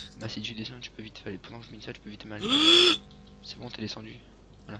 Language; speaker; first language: French; native; French